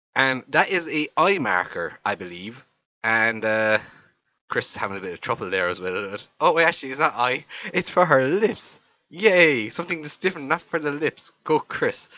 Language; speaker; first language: English; native; English